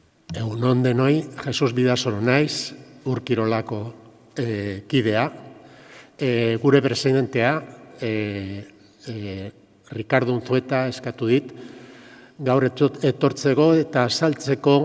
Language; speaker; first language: Basque; non-native, local second language; Spanish